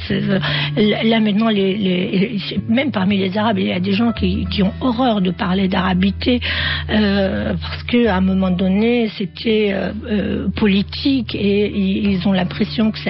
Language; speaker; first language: French; non-native, fluent; Arabic